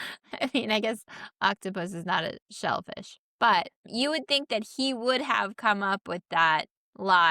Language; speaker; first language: English; native; English